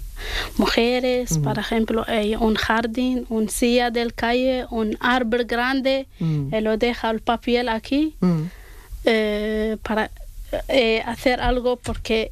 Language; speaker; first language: Spanish; non-native, learner; Arabic